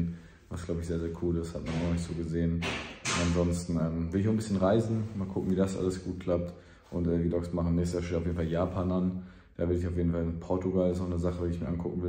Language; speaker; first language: German; native; German